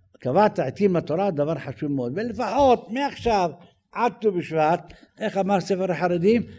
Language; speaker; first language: Hebrew; native; Hebrew